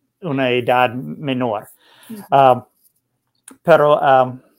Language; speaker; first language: Spanish; non-native, learner; English